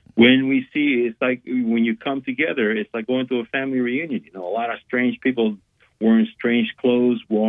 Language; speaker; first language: English; non-native, fluent; Spanish